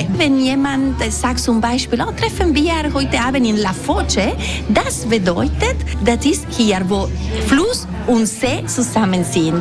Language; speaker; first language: German; non-native, local second language; Italian